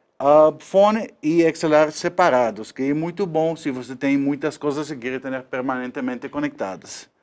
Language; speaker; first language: Portuguese; non-native, learner; Spanish